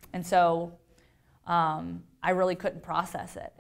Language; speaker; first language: English; native; English